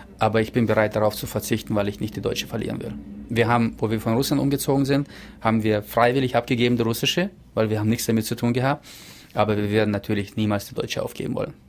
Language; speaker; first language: German; early bilingual, heritage; German